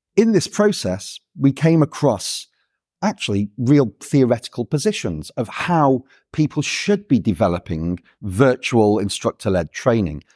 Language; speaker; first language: English; native; English